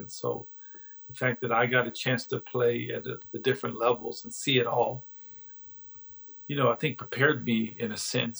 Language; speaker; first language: English; native; English